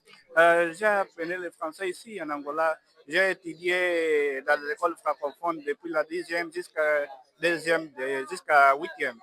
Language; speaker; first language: French; non-native, learner; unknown